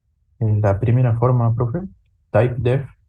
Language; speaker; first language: Spanish; native; Spanish